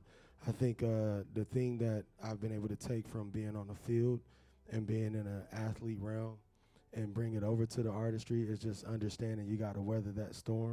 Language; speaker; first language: English; native; English